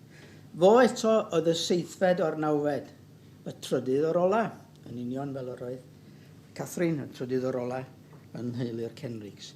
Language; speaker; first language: Welsh; native; Welsh